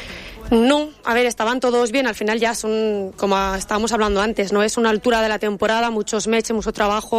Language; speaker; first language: Spanish; native; Spanish